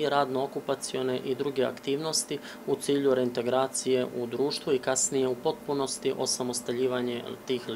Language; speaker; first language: Serbian; native; Serbian